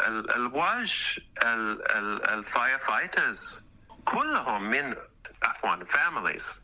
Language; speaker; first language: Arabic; non-native, learner; English